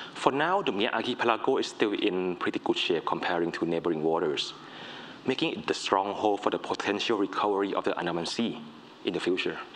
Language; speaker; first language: English; non-native, fluent; Thai